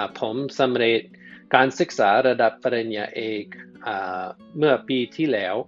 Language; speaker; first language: Thai; non-native, fluent; English